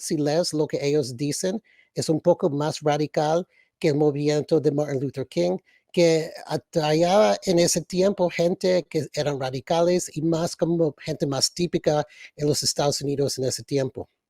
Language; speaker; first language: Spanish; early bilingual, other home language; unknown